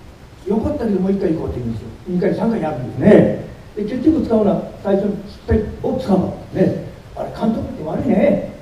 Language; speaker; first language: Japanese; native; Japanese